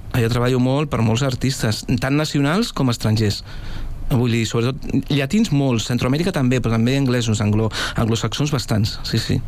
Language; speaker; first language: Catalan; native; Catalan